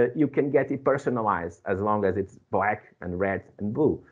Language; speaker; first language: English; non-native, fluent; Portuguese